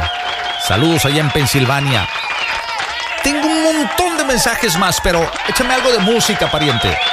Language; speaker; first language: Spanish; native; Spanish